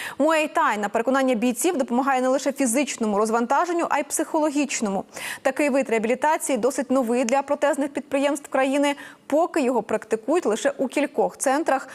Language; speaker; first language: Ukrainian; native; Ukrainian